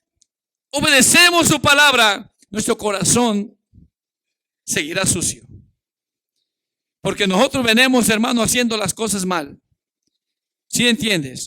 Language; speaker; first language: Spanish; native; Spanish